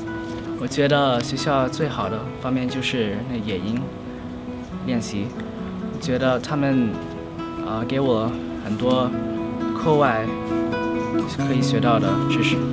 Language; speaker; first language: Chinese; early bilingual, other home language; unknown